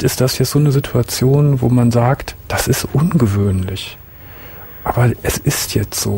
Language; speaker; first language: German; native; German